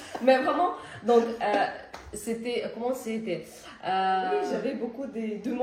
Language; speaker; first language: French; non-native, learner; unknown